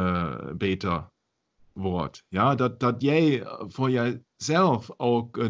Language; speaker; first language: Dutch; non-native, fluent; German